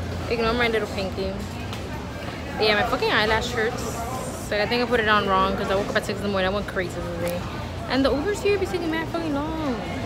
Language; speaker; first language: English; early bilingual, other home language; Spanish